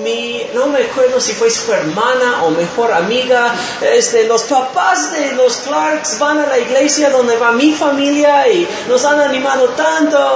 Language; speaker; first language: Spanish; non-native, fluent; English